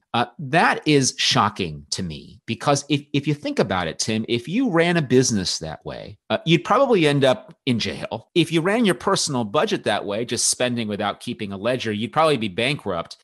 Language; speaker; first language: English; native; English